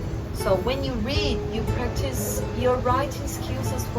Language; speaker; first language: English; non-native, fluent; Portuguese